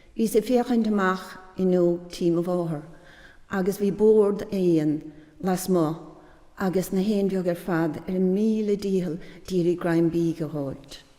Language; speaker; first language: Irish; native; Irish